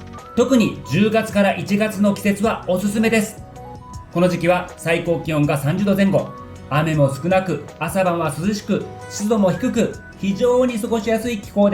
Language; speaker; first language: Japanese; native; Japanese